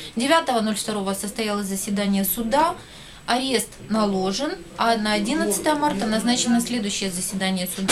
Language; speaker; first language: Russian; native; Russian